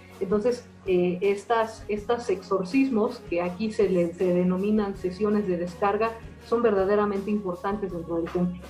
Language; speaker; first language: Spanish; native; Spanish